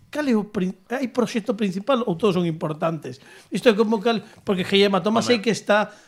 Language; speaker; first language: Galician; native; Galician